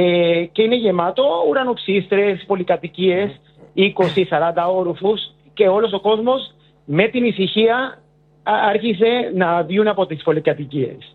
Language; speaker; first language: Greek; early bilingual, heritage; Greek